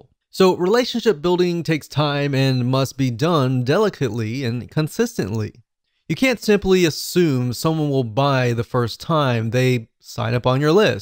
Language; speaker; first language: English; native; English